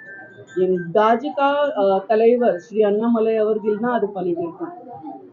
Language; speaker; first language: Tamil; non-native, learner; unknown